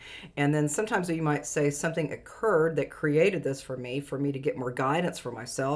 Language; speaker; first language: English; native; English